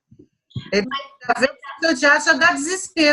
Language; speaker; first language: Portuguese; native; Portuguese